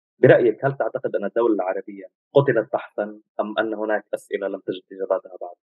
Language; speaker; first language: Arabic; native; Arabic